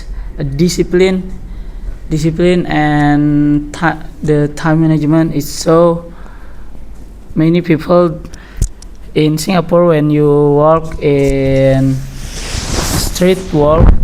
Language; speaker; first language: English; non-native, learner; Indonesian